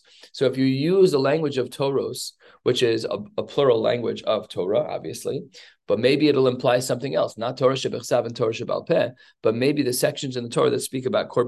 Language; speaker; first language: English; native; English